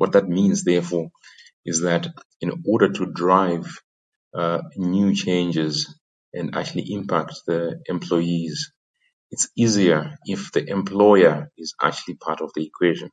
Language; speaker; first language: English; non-native, local second language; Shona